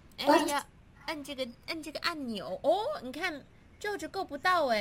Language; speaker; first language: Chinese; native; Chinese